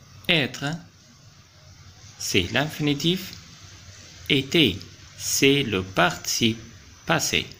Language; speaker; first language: French; non-native, fluent; Arabic